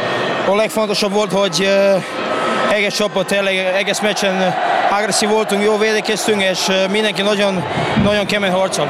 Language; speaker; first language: Hungarian; non-native, learner; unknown